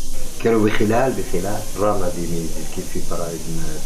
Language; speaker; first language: Spanish; non-native, learner; Arabic